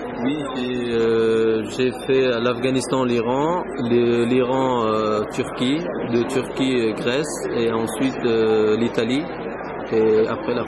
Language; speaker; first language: French; non-native, fluent; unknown